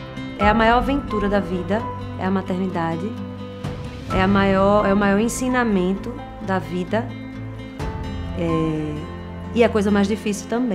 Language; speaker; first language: Portuguese; native; Portuguese